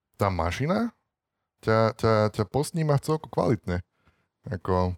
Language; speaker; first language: Slovak; native; Slovak